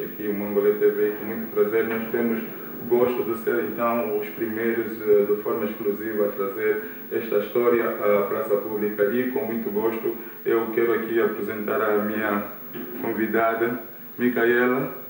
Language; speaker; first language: Portuguese; native; Portuguese